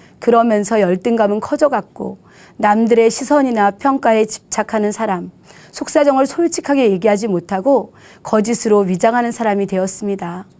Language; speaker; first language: Korean; native; Korean